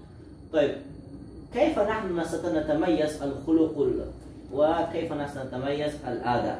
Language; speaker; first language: Arabic; non-native, learner; Uzbek